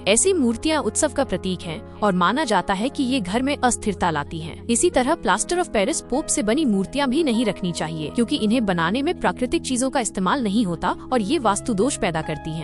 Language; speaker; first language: Hindi; native; Hindi